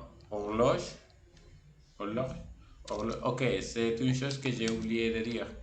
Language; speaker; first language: French; non-native, fluent; Spanish